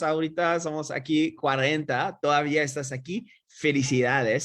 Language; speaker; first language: Spanish; non-native, fluent; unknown